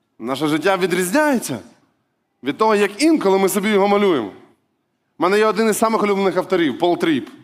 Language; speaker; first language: Ukrainian; non-native, local second language; Russian